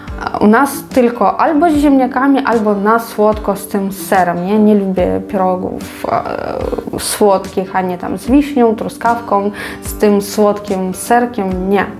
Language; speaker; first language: Polish; non-native, fluent; Ukrainian